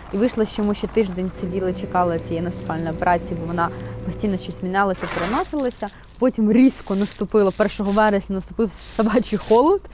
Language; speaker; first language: Ukrainian; non-native, local second language; Russian